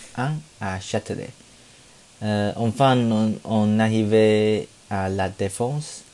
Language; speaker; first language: French; non-native, learner; Chinese